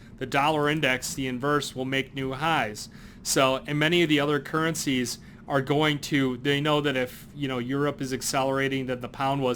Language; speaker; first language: English; native; English